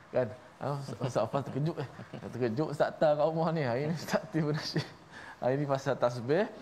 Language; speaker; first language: Malay; native; Malay